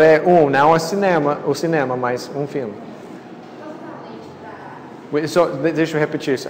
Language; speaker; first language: Portuguese; non-native, fluent; English